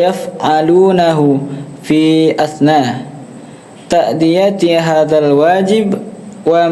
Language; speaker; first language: Arabic; non-native, learner; Indonesian